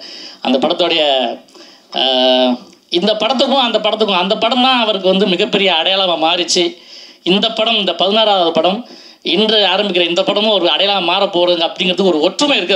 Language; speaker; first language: Tamil; native; Tamil